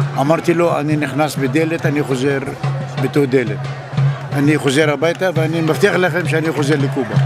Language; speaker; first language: Hebrew; non-native, fluent; Russian